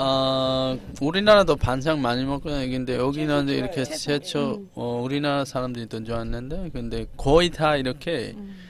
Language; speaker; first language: Korean; non-native, fluent; Bangla